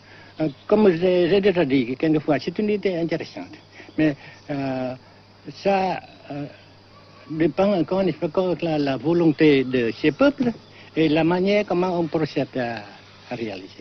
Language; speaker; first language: French; non-native, fluent; Vietnamese